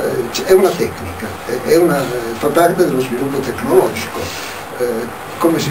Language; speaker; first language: Italian; native; Italian